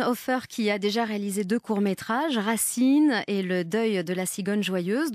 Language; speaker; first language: French; native; French